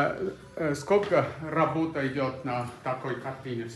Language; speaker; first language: Russian; non-native, fluent; German